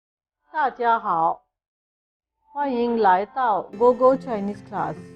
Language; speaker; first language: Chinese; non-native, fluent; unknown